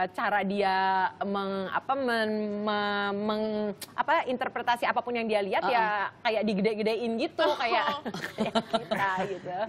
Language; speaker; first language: Indonesian; native; Indonesian